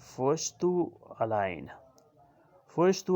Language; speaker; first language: German; non-native, fluent; Urdu